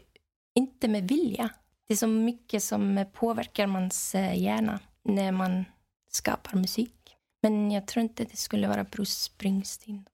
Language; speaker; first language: Swedish; non-native, fluent; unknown